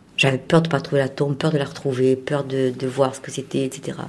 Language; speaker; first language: French; native; French